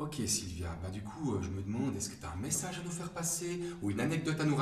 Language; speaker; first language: French; native; French